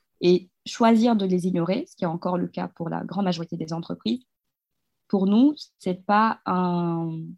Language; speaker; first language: French; non-native, local second language; Fula